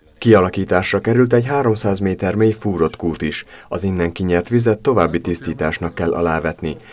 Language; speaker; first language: Hungarian; native; Hungarian